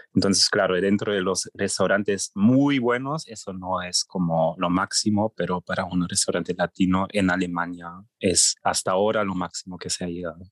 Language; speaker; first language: Spanish; early bilingual, heritage; German